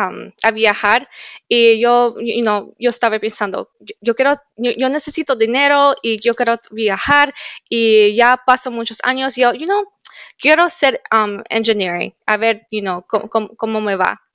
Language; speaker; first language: Spanish; early bilingual, heritage; Spanish